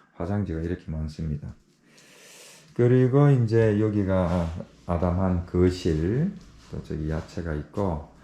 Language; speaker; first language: Korean; native; Korean